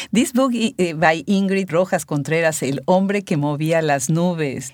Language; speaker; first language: Spanish; native; Spanish